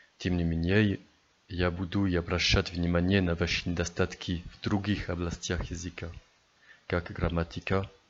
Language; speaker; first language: Russian; non-native, learner; French